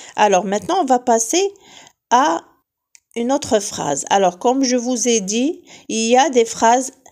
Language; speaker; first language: French; non-native, local second language; Arabic